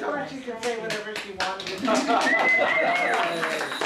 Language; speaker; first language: English; native; English